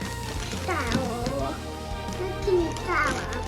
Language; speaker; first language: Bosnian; early bilingual, heritage; Serbian